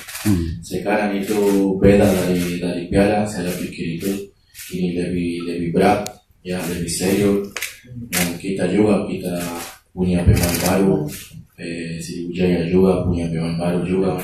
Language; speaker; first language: Indonesian; non-native, learner; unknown